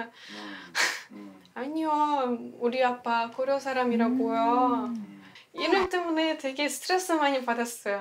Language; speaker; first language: Korean; non-native, learner; Russian